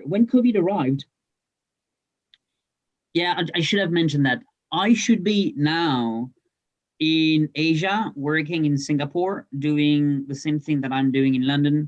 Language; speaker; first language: English; non-native, fluent; French